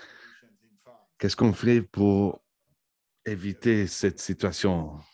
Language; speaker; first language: French; non-native, fluent; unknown